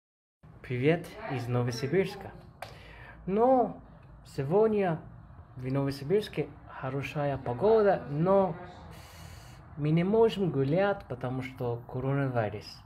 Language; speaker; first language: Russian; non-native, learner; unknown